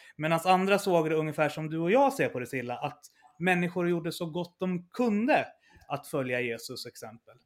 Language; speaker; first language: Swedish; native; Swedish